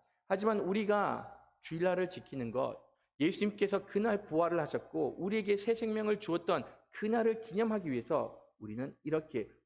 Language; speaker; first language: Korean; native; Korean